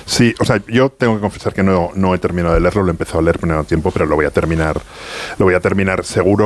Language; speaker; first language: Spanish; native; Spanish